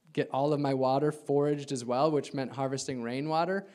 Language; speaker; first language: English; native; English